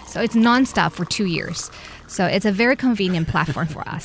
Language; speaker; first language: English; non-native, fluent; Chinese